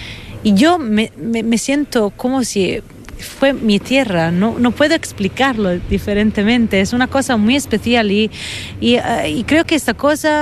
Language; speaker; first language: Spanish; non-native, fluent; Italian